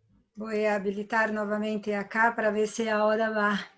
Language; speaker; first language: Spanish; non-native, learner; Portuguese